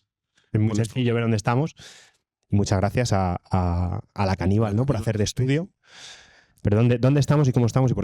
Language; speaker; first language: Spanish; native; Spanish